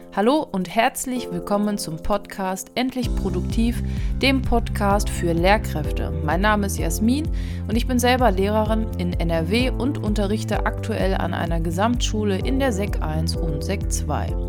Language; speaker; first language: German; native; German